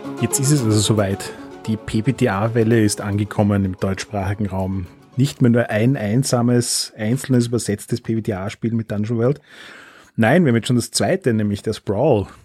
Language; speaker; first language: German; native; German